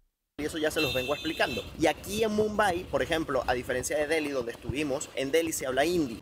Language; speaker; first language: Spanish; native; Spanish